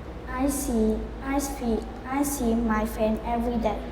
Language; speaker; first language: English; non-native, learner; Vietnamese